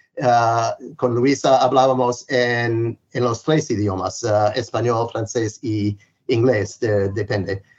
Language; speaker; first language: Spanish; non-native, fluent; English